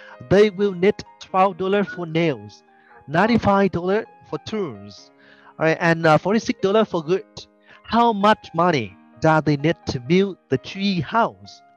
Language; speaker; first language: English; non-native, fluent; Vietnamese